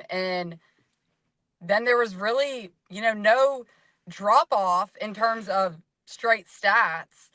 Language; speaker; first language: English; native; English